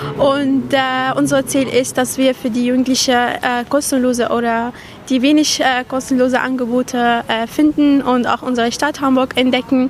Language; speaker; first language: German; non-native, fluent; Arabic